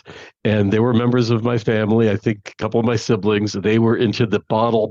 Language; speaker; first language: English; native; English